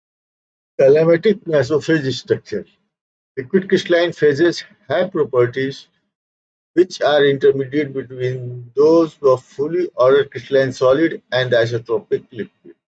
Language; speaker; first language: English; non-native, local second language; Hindi